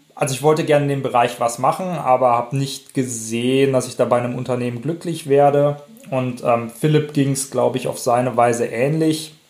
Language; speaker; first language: German; native; German